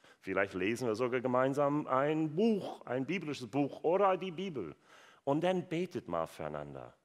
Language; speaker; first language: German; non-native, fluent; English